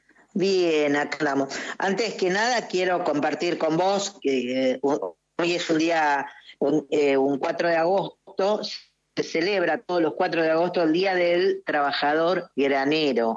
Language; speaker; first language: Spanish; native; Spanish